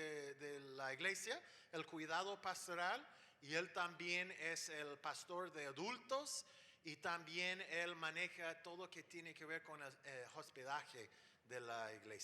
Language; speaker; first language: Spanish; non-native, fluent; English